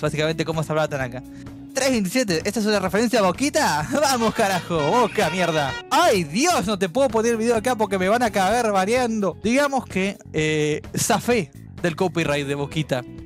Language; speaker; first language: Spanish; native; Spanish